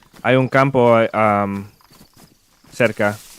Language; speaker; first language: Spanish; non-native, learner; English